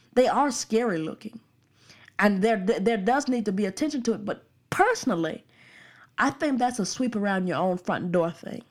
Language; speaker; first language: English; native; English